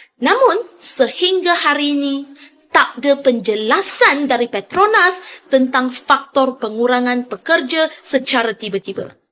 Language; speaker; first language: Malay; native; Malay